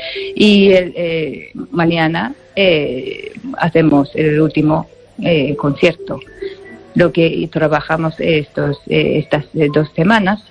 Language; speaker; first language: Spanish; non-native, learner; Japanese